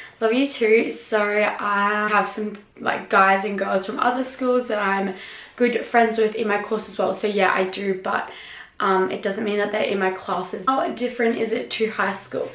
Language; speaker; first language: English; native; English